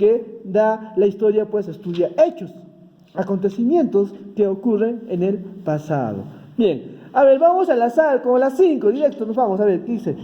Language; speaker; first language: Spanish; native; Spanish